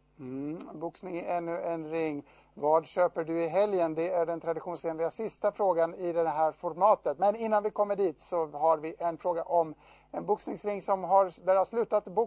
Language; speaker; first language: Swedish; native; Swedish